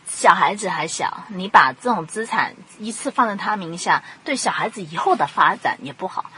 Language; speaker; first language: Chinese; non-native, local second language; Cantonese